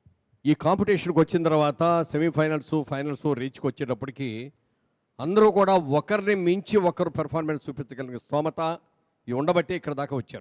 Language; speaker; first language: Telugu; native; Telugu